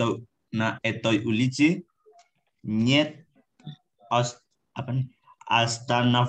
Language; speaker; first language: Russian; non-native, learner; Indonesian